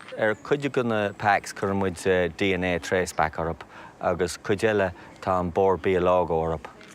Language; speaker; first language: Irish; native; Irish